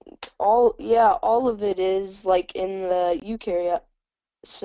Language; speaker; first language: English; native; English